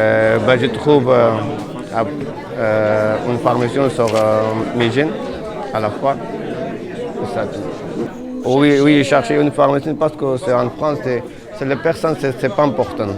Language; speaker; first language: French; non-native, learner; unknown